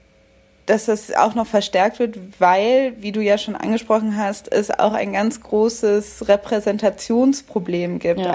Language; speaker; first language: German; native; German